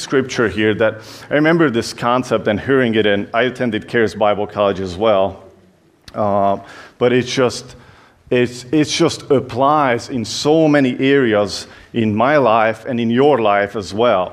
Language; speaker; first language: English; non-native, fluent; Hungarian